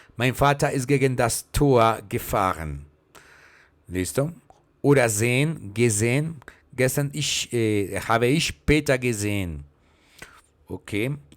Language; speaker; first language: German; non-native, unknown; Spanish